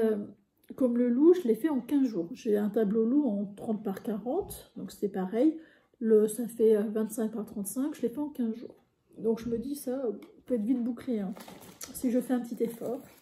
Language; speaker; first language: French; native; French